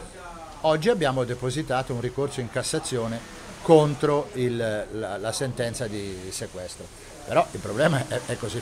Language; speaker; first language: Italian; native; Italian